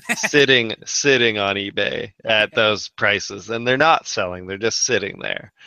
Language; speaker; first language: English; native; English